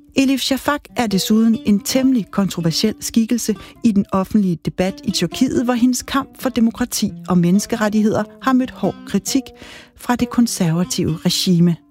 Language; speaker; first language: Danish; native; Danish